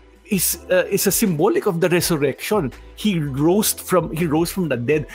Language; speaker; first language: English; non-native, local second language; Filipino